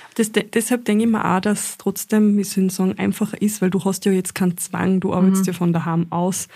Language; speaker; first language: German; native; German